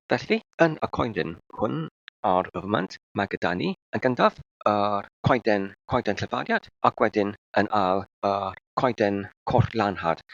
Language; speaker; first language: Welsh; non-native, learner; English